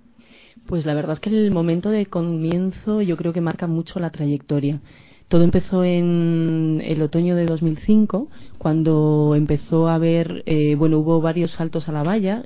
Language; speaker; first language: Spanish; native; Spanish